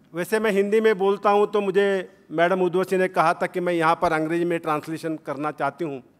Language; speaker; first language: Hindi; non-native, local second language; Marathi